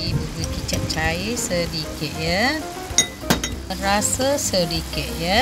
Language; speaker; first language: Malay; non-native, local second language; Chinese